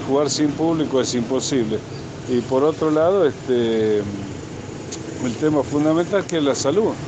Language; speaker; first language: Spanish; native; Spanish